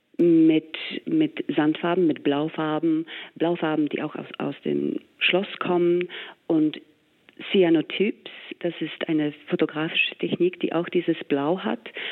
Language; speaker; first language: German; non-native, fluent; English